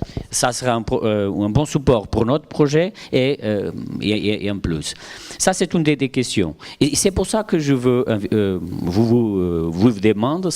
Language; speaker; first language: French; non-native, fluent; Portuguese